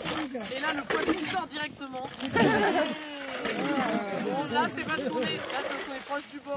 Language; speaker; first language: French; native; French